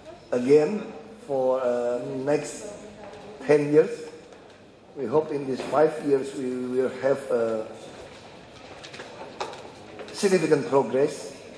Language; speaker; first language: English; non-native, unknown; Indonesian